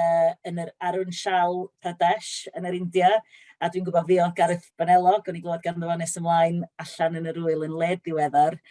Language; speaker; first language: Welsh; native; Welsh